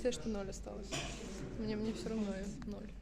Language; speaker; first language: Russian; native; Russian